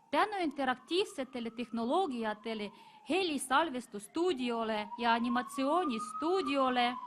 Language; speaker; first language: Estonian; non-native, fluent; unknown